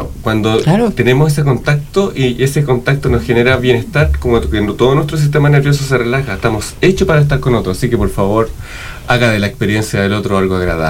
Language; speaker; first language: Spanish; native; Spanish